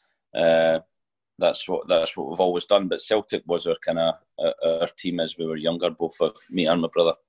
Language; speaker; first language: English; native; English